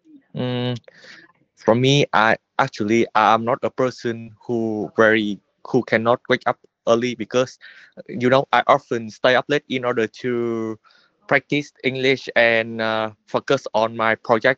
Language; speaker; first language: English; non-native, learner; Vietnamese